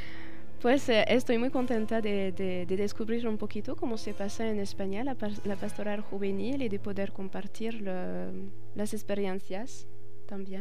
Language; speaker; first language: Spanish; non-native, fluent; French